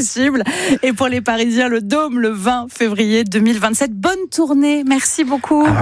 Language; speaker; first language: French; native; French